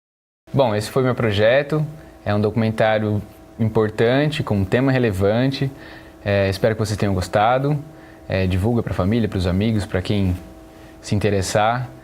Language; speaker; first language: Portuguese; native; Portuguese